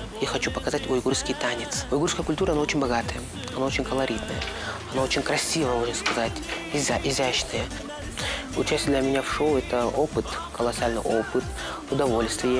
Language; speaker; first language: Russian; non-native, local second language; Uyghur